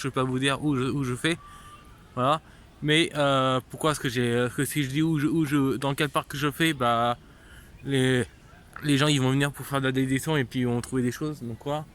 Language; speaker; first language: French; native; French